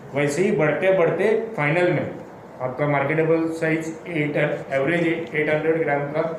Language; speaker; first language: Hindi; non-native, local second language; Marathi